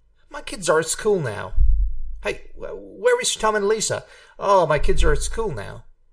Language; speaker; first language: English; non-native, fluent; Hungarian